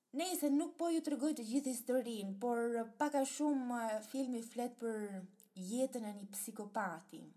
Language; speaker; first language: Albanian; early bilingual, heritage; Albanian